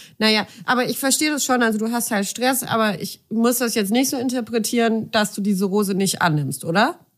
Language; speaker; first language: German; native; German